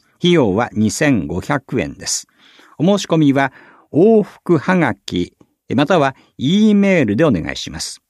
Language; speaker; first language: Japanese; native; Japanese